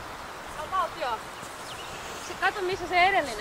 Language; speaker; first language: Finnish; native; Finnish